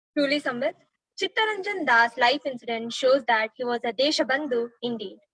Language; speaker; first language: English; non-native, local second language; Kannada